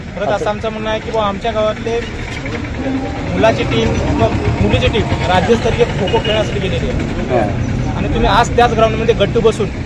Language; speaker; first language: Marathi; native; Marathi